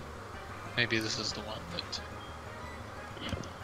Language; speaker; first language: English; native; English